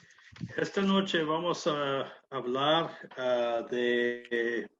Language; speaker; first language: Spanish; non-native, learner; English